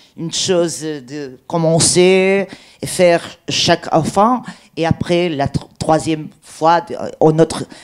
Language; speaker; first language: French; non-native, learner; Portuguese